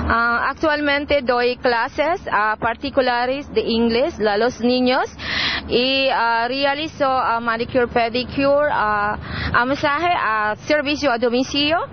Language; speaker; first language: Spanish; non-native, learner; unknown